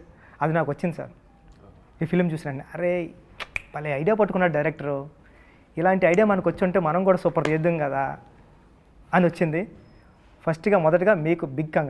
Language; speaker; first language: Telugu; native; Telugu